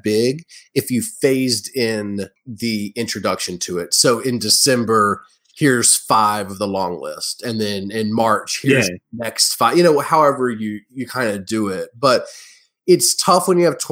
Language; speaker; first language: English; native; English